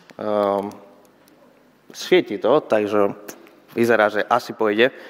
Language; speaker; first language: Slovak; non-native, fluent; Spanish